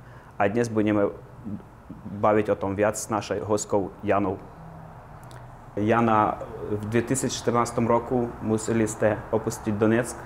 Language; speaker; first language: Ukrainian; non-native, learner; Slovak